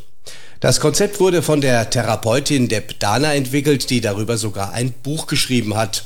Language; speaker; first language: German; native; German